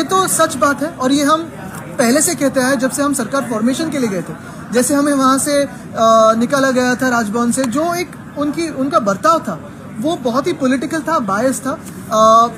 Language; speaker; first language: Hindi; non-native, local second language; Marathi